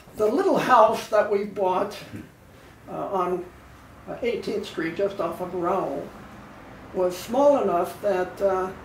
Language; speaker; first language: English; native; English